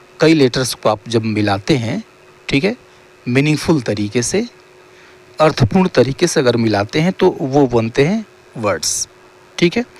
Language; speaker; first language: Hindi; native; Hindi